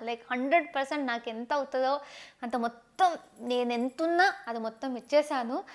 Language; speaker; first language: Telugu; non-native, local second language; Tamil